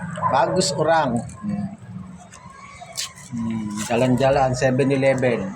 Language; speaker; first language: Indonesian; non-native, learner; Filipino